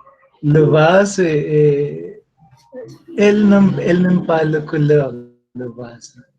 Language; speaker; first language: French; non-native, learner; Spanish